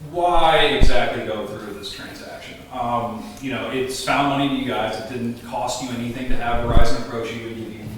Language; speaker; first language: English; native; English